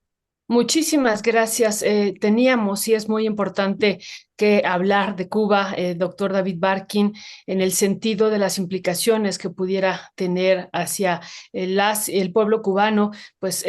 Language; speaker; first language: Spanish; native; Spanish